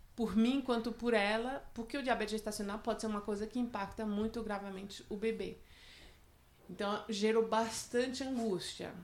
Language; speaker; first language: Portuguese; non-native, fluent; French